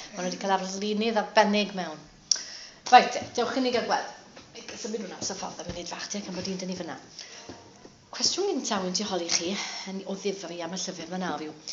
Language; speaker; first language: Welsh; native; Welsh